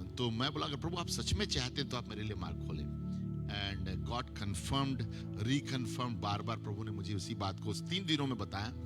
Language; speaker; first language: Hindi; native; Hindi